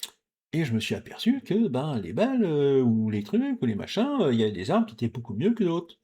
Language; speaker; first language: French; native; French